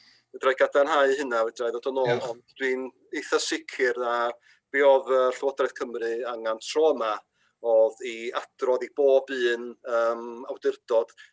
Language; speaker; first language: Welsh; native; Welsh